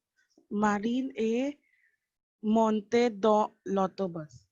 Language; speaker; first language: French; non-native, learner; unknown